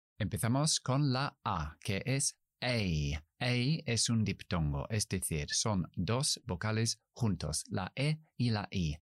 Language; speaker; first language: Spanish; non-native, fluent; English